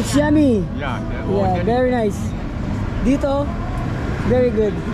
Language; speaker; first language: English; non-native, local second language; Filipino